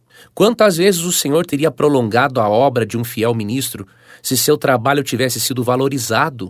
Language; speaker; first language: Portuguese; native; Portuguese